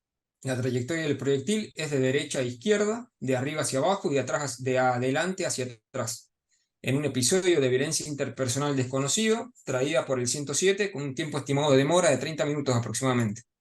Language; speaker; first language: Spanish; native; Spanish